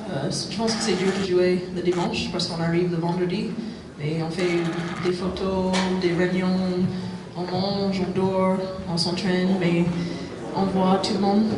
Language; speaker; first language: French; non-native, fluent; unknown